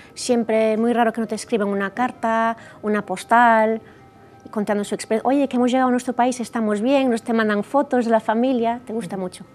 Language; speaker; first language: Spanish; early bilingual, heritage; Spanish